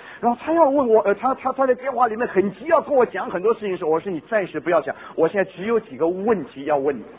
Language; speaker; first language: Chinese; non-native, local second language; Cantonese